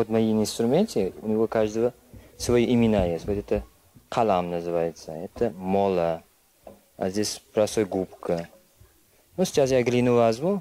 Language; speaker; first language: Russian; non-native, learner; Uzbek